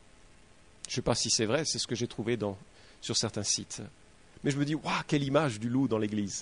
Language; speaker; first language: French; native; French